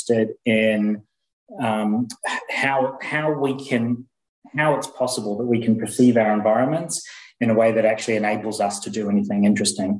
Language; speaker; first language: English; native; English